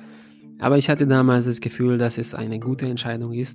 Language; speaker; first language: German; non-native, fluent; Hungarian